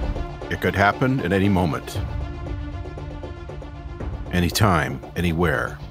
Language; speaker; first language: English; native; English